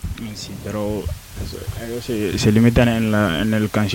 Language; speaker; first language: Spanish; non-native, learner; Wolof